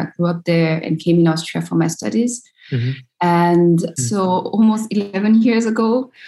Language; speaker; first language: English; non-native, fluent; French